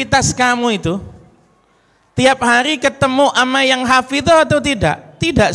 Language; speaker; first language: Indonesian; native; Indonesian